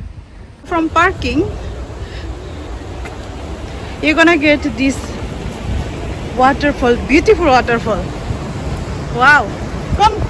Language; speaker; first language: English; non-native, local second language; Bangla